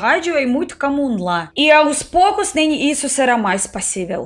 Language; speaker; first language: Portuguese; non-native, fluent; Russian